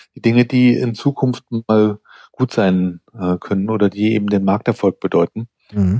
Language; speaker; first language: German; non-native, fluent; English